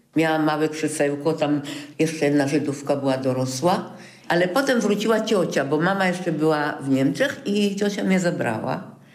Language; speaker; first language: Polish; native; Polish